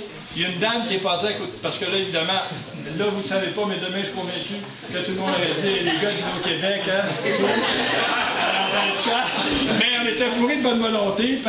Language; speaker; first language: French; native; French